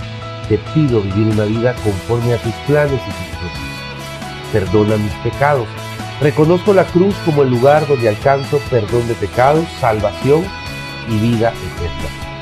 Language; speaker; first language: Spanish; native; Spanish